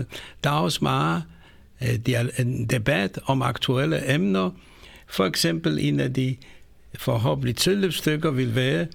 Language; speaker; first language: Danish; non-native, fluent; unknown